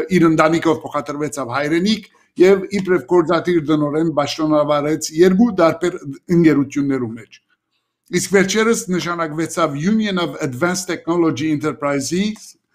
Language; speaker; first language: Armenian; early bilingual, heritage; Armenian